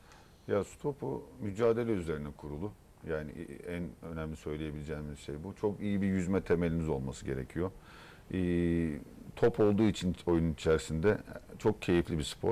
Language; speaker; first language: Turkish; native; Turkish